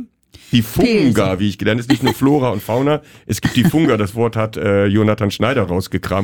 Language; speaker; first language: German; native; German